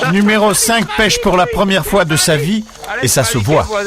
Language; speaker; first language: French; native; French